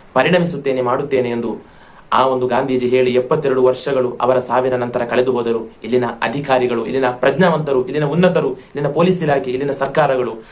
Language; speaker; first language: Kannada; non-native, local second language; Malayalam